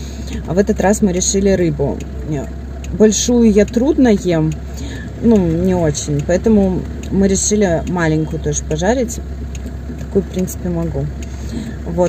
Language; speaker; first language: Russian; native; Russian